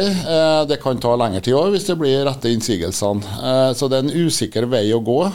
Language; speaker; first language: Norwegian; native; Norwegian